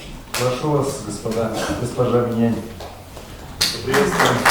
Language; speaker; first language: Russian; native; Russian